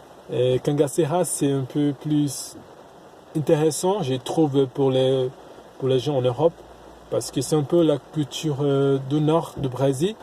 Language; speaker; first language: French; non-native, fluent; Portuguese